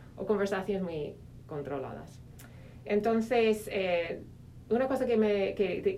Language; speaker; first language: Spanish; non-native, fluent; English